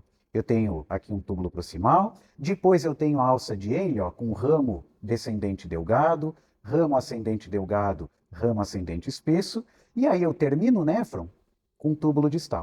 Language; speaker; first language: Portuguese; native; Portuguese